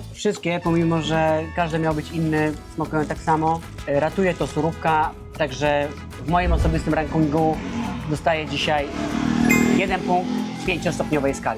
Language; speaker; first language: Polish; native; Polish